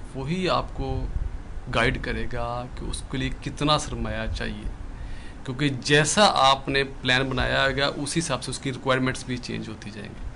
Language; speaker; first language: Urdu; non-native, local second language; Punjabi